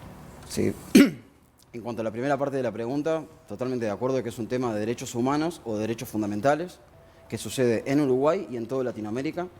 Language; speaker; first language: Spanish; native; Spanish